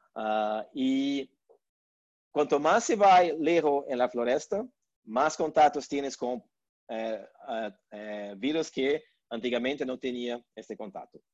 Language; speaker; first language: Spanish; non-native, learner; Portuguese